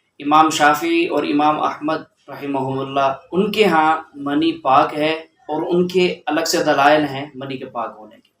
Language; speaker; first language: Urdu; native; Urdu